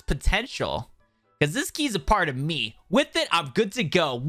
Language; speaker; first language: English; native; English